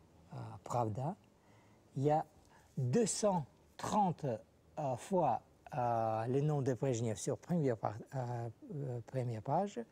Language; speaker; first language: French; non-native, fluent; Russian